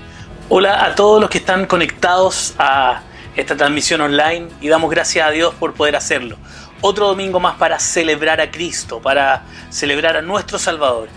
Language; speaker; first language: Spanish; native; Spanish